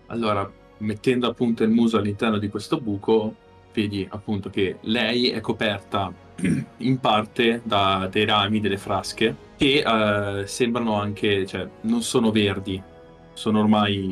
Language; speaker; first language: Italian; native; Italian